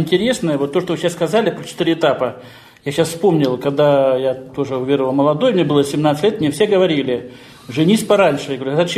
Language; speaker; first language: Russian; native; Russian